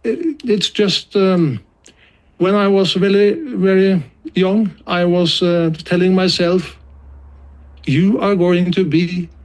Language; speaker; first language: English; non-native, fluent; Norwegian